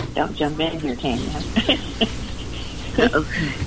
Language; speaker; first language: English; native; English